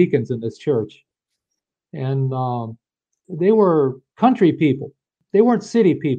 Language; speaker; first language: English; native; English